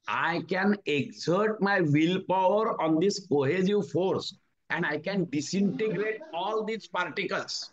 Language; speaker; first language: English; non-native, local second language; Marathi